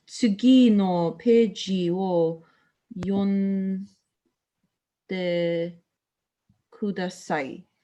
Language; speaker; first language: Japanese; non-native, learner; English